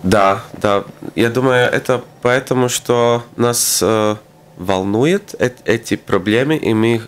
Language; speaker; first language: Russian; non-native, local second language; Latvian